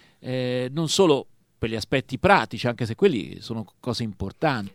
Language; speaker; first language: Italian; native; Italian